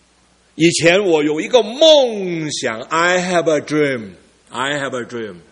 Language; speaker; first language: Chinese; early bilingual, heritage; Cantonese